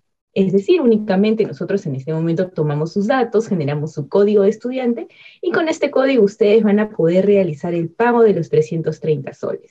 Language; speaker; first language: Spanish; native; Spanish